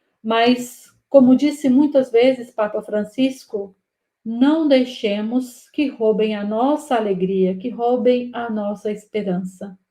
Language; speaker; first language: Portuguese; native; Portuguese